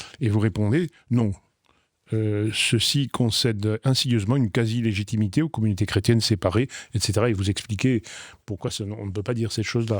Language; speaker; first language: French; native; French